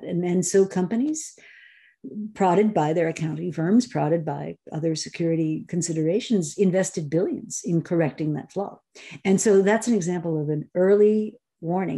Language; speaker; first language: English; native; English